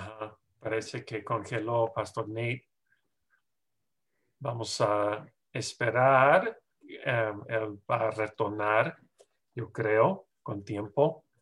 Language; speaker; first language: Spanish; non-native, fluent; English